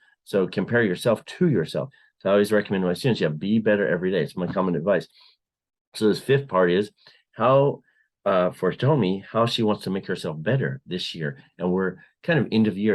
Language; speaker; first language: English; non-native, fluent; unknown